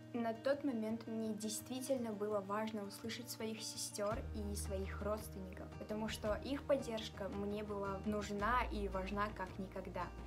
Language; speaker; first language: Russian; early bilingual, other home language; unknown